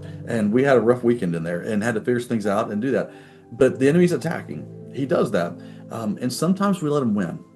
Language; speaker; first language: English; native; English